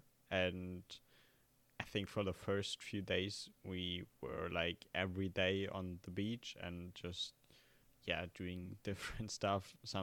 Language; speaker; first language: English; non-native, fluent; German